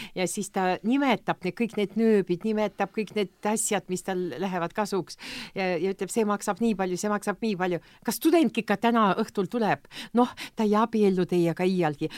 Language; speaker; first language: Estonian; non-native, local second language; Russian